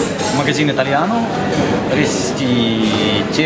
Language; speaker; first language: Russian; native; Russian